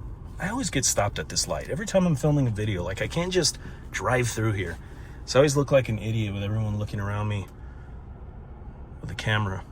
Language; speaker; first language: English; native; English